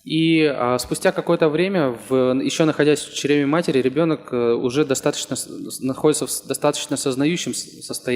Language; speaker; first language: Russian; native; Russian